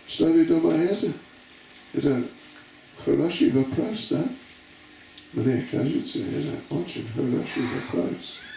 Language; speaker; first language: Russian; non-native, learner; English